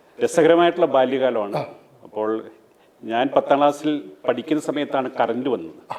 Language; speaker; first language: Malayalam; native; Malayalam